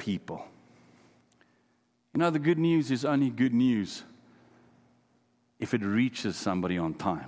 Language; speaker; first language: English; non-native, local second language; Afrikaans